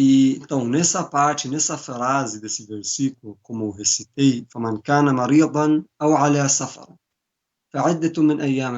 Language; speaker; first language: Portuguese; non-native, fluent; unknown